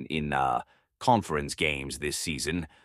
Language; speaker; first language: English; native; English